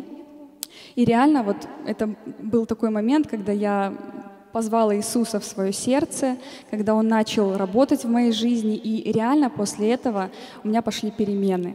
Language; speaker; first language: Russian; native; Russian